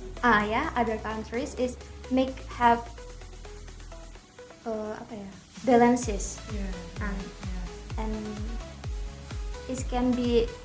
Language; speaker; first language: English; non-native, learner; Indonesian